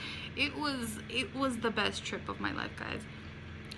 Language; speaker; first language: English; native; English